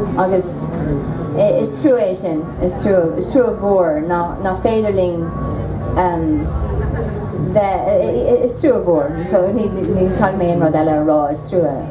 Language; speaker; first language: Irish; non-native, local second language; English